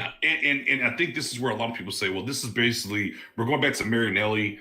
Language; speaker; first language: English; native; English